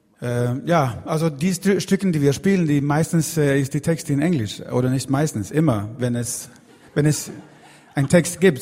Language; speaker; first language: German; non-native, fluent; Swedish